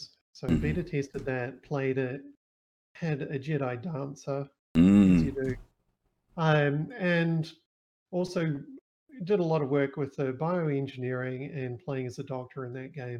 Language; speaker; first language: English; native; English